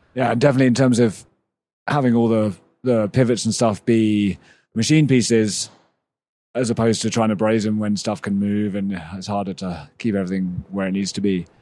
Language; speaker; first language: English; native; English